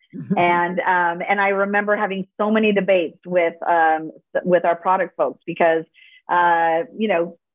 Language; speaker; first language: English; early bilingual, other home language; Spanish